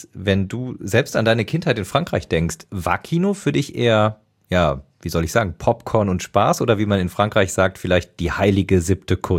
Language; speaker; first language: German; native; German